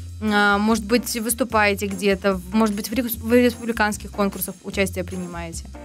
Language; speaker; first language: Russian; native; Russian